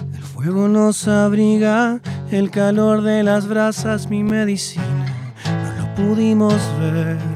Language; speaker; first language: Spanish; native; Spanish